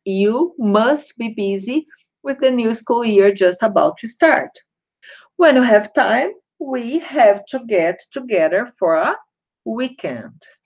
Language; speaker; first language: English; non-native, fluent; Portuguese